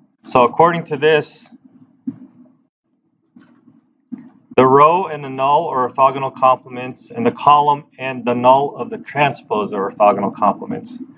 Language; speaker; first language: English; native; English